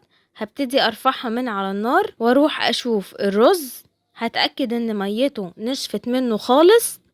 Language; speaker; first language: Arabic; native; Arabic